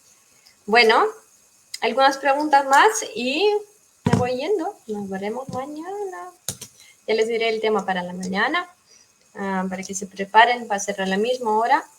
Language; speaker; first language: Spanish; non-native, fluent; Russian